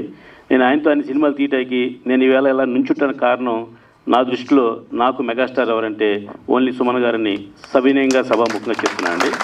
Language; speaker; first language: Telugu; native; Telugu